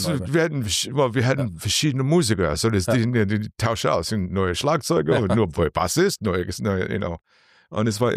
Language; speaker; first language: German; non-native, learner; English